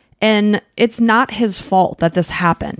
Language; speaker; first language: English; native; English